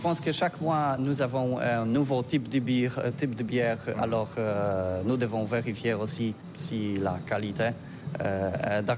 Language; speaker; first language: French; non-native, learner; Polish